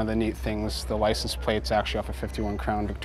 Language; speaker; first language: English; native; English